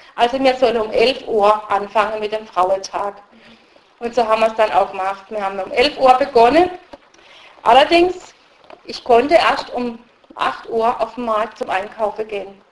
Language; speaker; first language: German; early bilingual, other home language; Russian